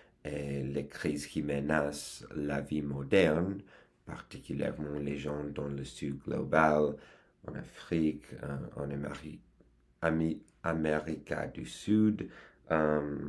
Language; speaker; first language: French; non-native, learner; English